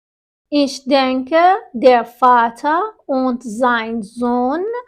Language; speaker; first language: German; non-native, fluent; Persian